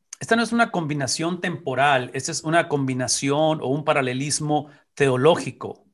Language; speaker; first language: Spanish; native; Spanish